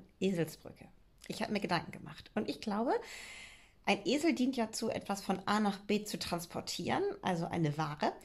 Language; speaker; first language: German; native; German